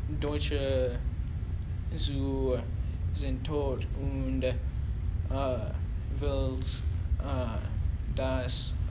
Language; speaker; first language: German; non-native, learner; English